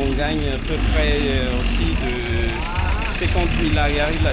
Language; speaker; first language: French; non-native, local second language; Malagasy